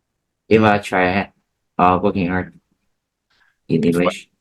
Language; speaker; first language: English; non-native, learner; Vietnamese